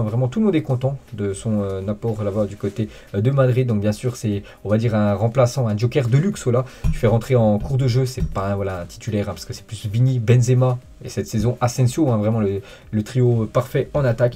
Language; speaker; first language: French; native; French